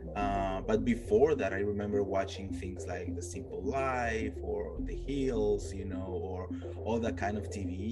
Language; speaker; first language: English; non-native, fluent; Spanish